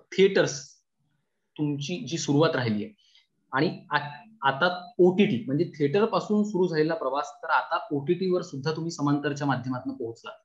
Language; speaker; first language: Marathi; native; Marathi